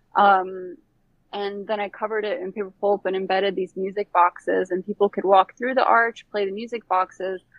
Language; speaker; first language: English; early bilingual, other home language; Bosnian